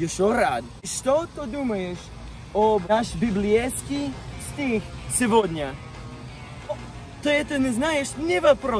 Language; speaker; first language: Russian; non-native, learner; English